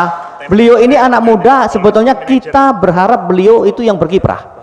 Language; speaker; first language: Indonesian; native; Indonesian